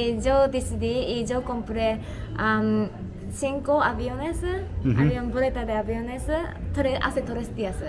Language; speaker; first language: Spanish; non-native, learner; Japanese